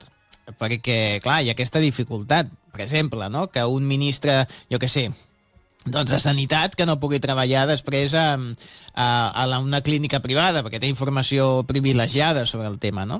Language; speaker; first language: Catalan; native; Catalan